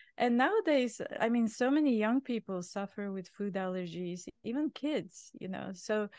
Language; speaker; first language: English; non-native, fluent; Bulgarian